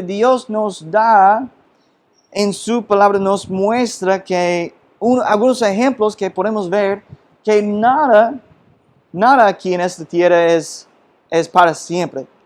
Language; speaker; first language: Spanish; non-native, fluent; English